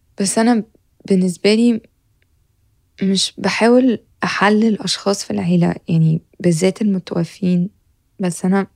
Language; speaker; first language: Arabic; native; Arabic